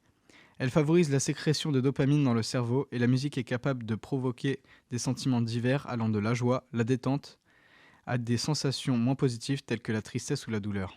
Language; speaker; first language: French; native; French